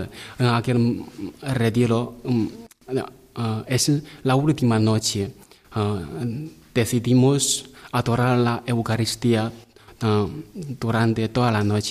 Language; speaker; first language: Spanish; non-native, learner; Chinese